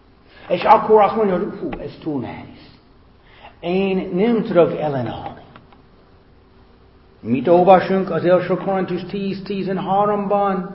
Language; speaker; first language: Hungarian; non-native, fluent; English